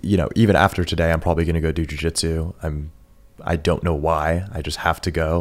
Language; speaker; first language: English; early bilingual, other home language; Persian